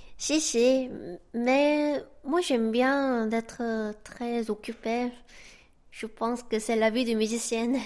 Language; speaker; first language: French; non-native, fluent; Korean